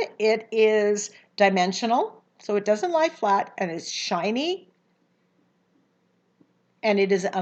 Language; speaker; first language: English; native; English